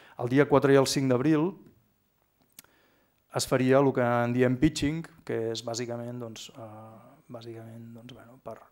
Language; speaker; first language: Catalan; native; Catalan